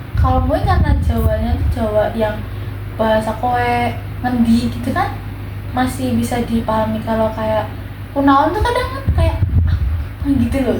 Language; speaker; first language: Indonesian; non-native, local second language; Javanese